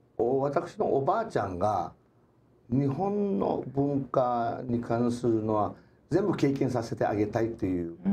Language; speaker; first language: Japanese; early bilingual, heritage; English